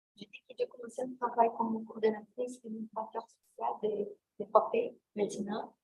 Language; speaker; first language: French; non-native, learner; Portuguese